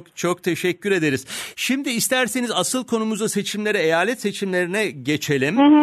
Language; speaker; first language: Turkish; native; Turkish